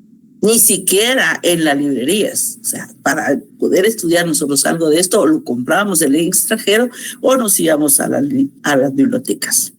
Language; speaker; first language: Spanish; native; Spanish